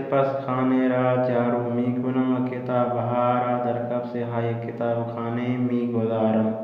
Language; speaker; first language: Persian; non-native, fluent; Urdu